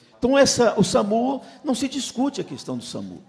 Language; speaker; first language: Portuguese; native; Portuguese